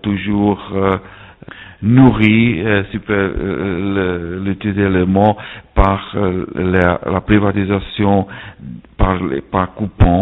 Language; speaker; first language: French; non-native, fluent; Czech